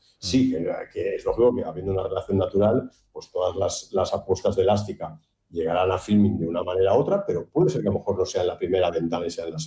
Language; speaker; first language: Spanish; native; Spanish